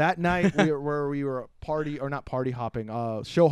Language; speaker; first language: English; native; English